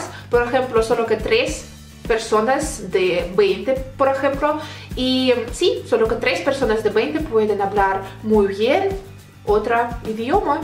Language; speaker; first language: Spanish; non-native, learner; Russian